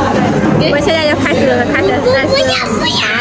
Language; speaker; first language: Chinese; non-native, learner; Lao